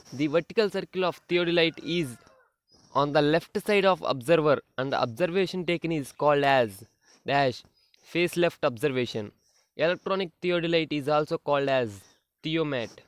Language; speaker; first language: English; non-native, local second language; Telugu